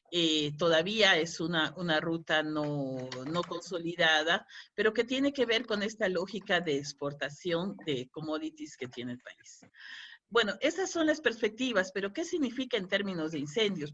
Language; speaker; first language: Spanish; native; Spanish